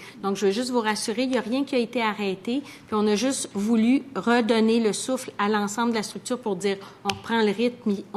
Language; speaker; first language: French; native; French